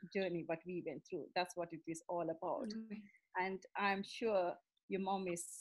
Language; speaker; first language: English; non-native, local second language; Tamil